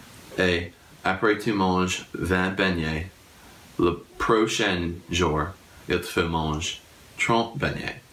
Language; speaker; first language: French; non-native, learner; English